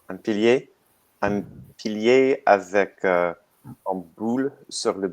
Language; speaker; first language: French; non-native, learner; English